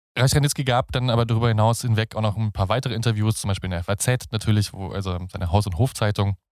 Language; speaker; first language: German; native; German